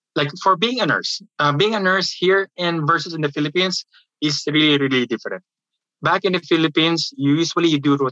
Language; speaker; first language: English; non-native, local second language; Filipino